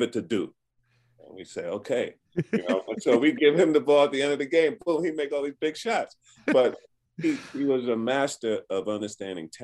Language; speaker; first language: English; native; English